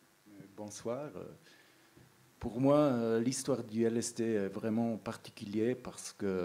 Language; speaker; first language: French; non-native, local second language; German